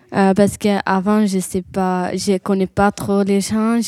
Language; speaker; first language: French; non-native, learner; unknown